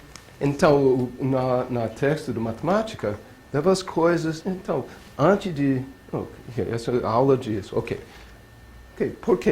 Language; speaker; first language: Portuguese; non-native, learner; English